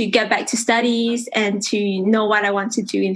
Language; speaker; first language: English; non-native, local second language; Chinese